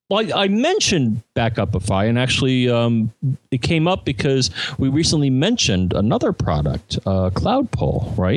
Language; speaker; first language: English; native; English